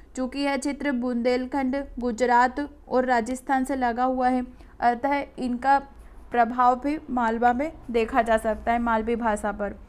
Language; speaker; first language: Hindi; native; Hindi